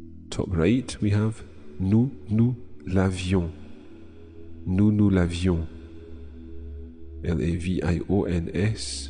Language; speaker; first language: French; non-native, fluent; English